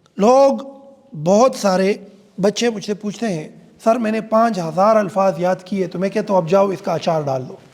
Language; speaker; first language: Urdu; non-native, local second language; Pashto